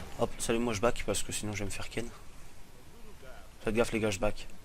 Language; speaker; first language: French; native; French